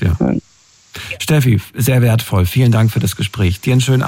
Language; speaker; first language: German; native; German